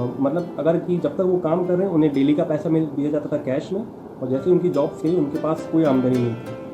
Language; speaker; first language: Hindi; non-native, local second language; Marathi